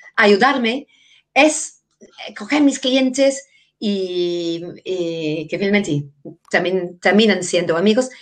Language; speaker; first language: Spanish; non-native, fluent; English